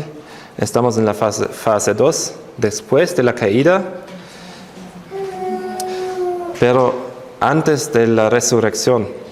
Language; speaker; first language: Spanish; non-native, fluent; German